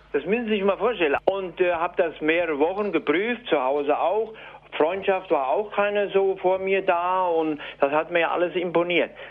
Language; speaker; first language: German; native; German